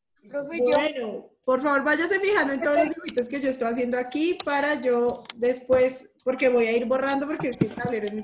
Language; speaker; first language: Spanish; native; Spanish